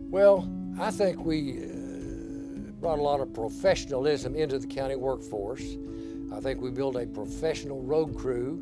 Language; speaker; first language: English; native; English